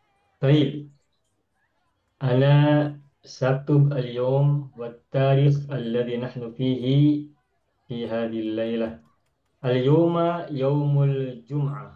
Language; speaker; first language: Arabic; non-native, fluent; Indonesian